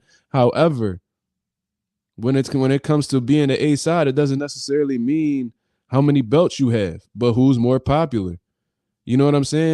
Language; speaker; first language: English; native; English